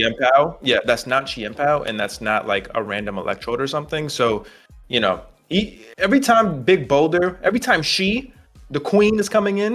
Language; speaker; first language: English; native; English